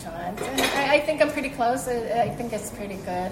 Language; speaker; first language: English; early bilingual, other home language; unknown